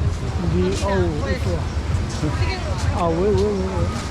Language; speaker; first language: French; non-native, fluent; Spanish